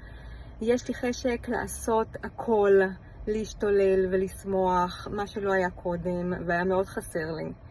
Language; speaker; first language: Hebrew; native; Hebrew